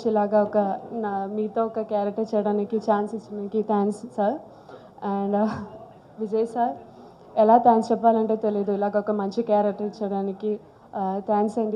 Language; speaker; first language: Telugu; non-native, learner; Malayalam